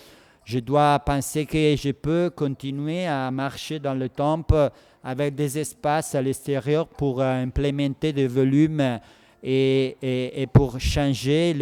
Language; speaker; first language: French; non-native, fluent; Italian